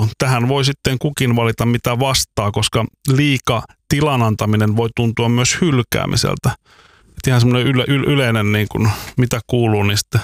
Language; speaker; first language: Finnish; native; Finnish